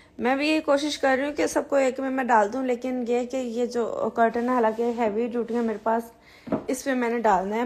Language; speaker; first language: Urdu; native; Urdu